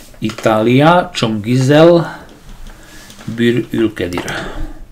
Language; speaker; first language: Turkish; non-native, learner; Slovak